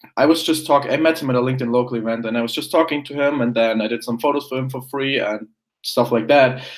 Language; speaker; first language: English; non-native, fluent; German